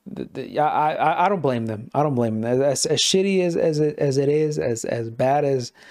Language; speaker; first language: English; non-native, fluent; Spanish